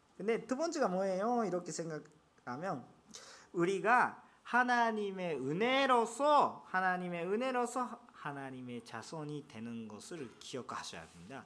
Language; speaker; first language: Korean; non-native, fluent; Japanese